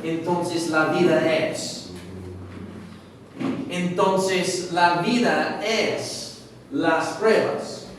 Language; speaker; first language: Spanish; non-native, fluent; English